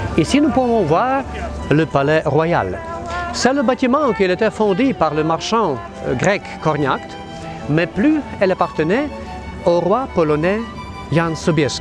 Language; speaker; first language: French; non-native, fluent; Ukrainian